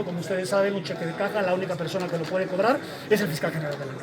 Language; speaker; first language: Spanish; native; Spanish